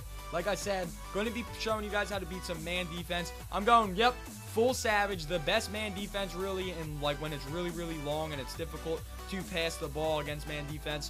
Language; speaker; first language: English; native; English